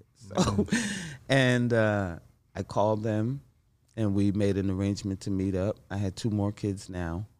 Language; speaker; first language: English; native; English